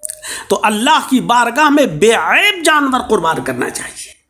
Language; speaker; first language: Urdu; native; Urdu